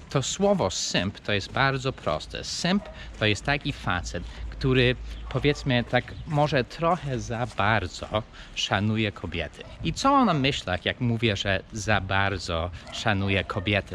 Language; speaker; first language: Polish; non-native, fluent; English